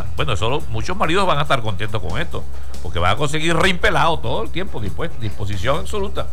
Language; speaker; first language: Spanish; native; Spanish